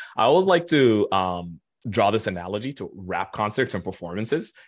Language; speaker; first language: English; non-native, fluent; Arabic